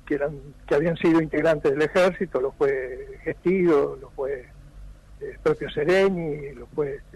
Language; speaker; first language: Spanish; native; Spanish